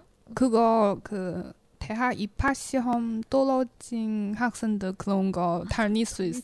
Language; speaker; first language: Korean; non-native, learner; Chinese